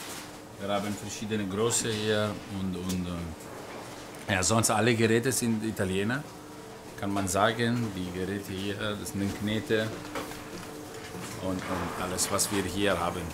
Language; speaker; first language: German; non-native, fluent; Italian